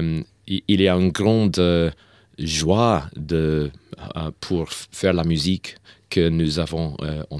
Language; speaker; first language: French; non-native, learner; English